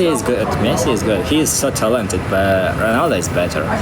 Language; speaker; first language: English; non-native, fluent; Uzbek